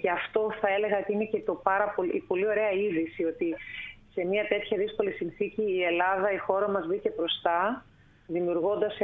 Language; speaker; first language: Greek; native; Greek